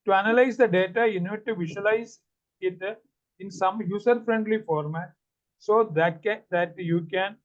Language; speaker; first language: English; non-native, local second language; Malayalam